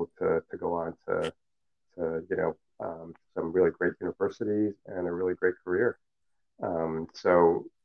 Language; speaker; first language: English; early bilingual, other home language; Cantonese